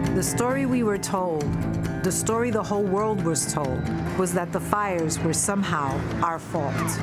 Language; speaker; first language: English; native; English